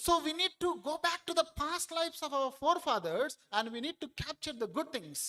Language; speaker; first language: English; non-native, local second language; Telugu